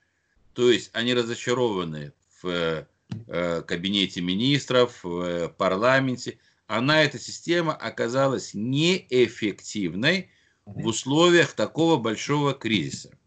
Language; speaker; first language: Russian; native; Russian